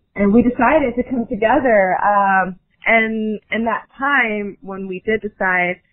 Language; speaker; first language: English; native; English